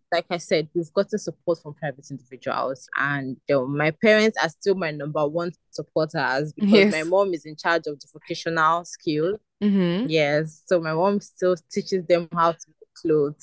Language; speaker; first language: English; non-native, local second language; Igbo